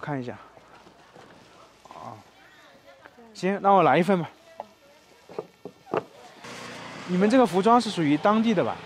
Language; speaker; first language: Chinese; native; Chinese